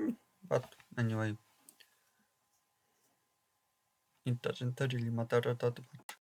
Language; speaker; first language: English; non-native, fluent; Polish